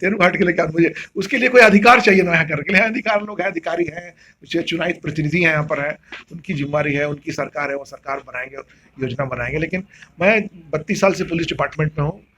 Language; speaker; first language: Hindi; non-native, local second language; Kannada